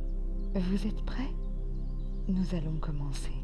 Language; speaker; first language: French; native; French